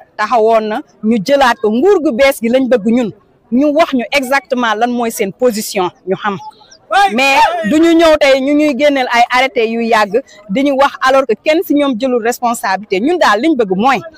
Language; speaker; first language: Wolof; non-native, local second language; Fula